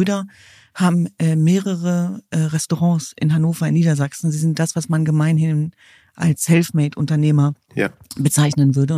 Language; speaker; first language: German; early bilingual, other home language; Kurdish